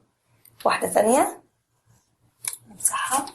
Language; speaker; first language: Arabic; native; Arabic